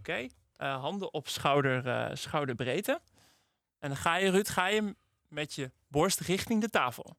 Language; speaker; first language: Dutch; native; Dutch